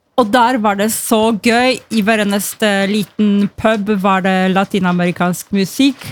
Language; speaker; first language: Norwegian; non-native, fluent; Polish